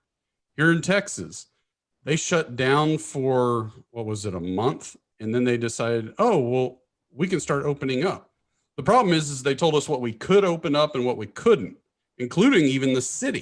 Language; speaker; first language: English; native; English